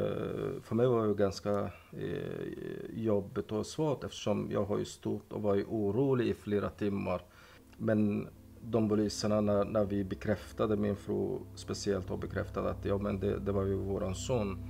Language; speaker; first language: Swedish; non-native, fluent; Somali